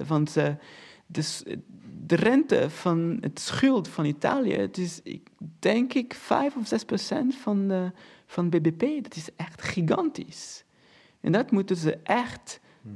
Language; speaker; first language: Dutch; non-native, fluent; Portuguese